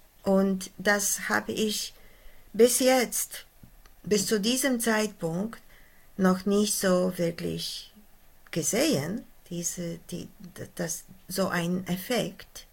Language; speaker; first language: German; non-native, fluent; Polish